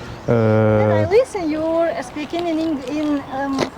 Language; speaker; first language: English; non-native, learner; Kyrgyz